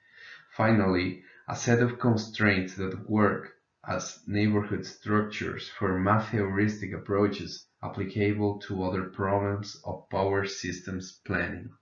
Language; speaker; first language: English; non-native, fluent; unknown